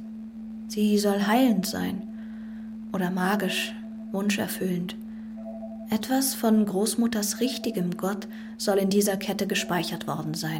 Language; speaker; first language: German; non-native, fluent; Persian